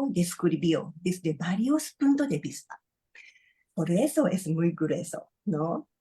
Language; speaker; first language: Spanish; non-native, learner; Japanese